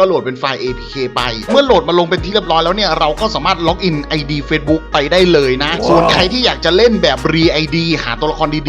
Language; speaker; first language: Thai; native; Thai